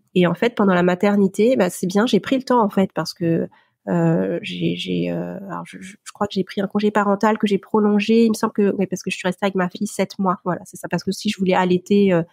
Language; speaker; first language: French; native; French